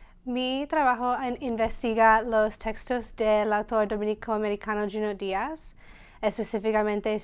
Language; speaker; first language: Spanish; non-native, learner; English